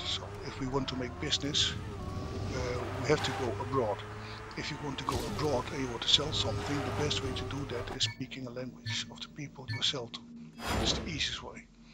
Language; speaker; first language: English; non-native, fluent; Dutch